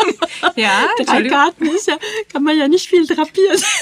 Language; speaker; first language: German; native; German